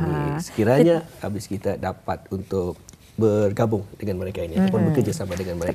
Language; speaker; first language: Malay; native; Malay